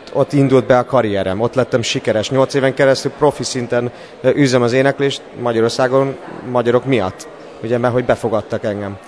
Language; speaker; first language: Hungarian; non-native, fluent; English